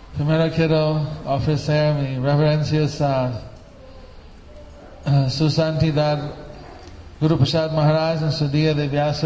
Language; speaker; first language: Spanish; non-native, fluent; English